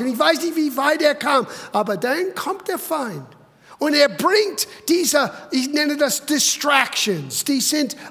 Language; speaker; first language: German; non-native, fluent; English